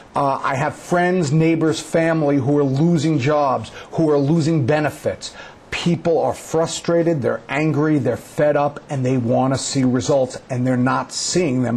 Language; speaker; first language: English; native; English